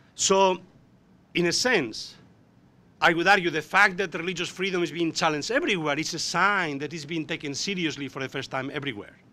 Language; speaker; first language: English; non-native, fluent; Spanish